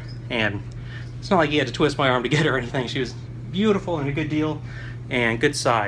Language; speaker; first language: English; native; English